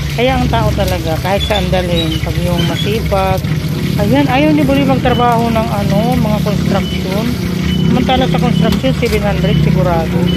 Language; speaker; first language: Filipino; non-native, local second language; Waray